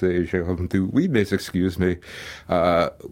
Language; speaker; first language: French; non-native, fluent; English